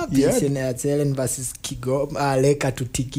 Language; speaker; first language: German; non-native, learner; Swahili